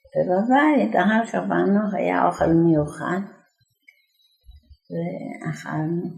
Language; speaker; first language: Hebrew; non-native, fluent; Yiddish